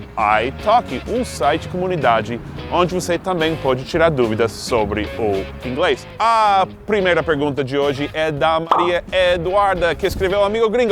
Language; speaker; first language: Portuguese; non-native, fluent; English